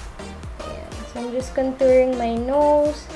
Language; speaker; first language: English; non-native, local second language; Filipino